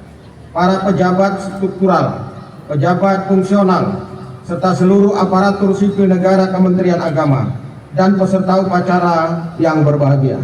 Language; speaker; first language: Indonesian; native; Indonesian